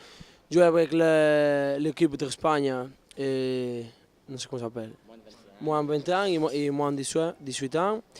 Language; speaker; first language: French; non-native, learner; Spanish